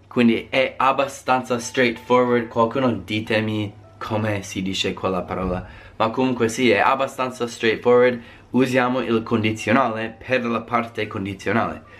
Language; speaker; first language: Italian; non-native, fluent; English